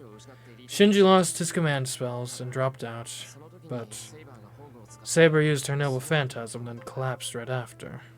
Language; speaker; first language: English; native; English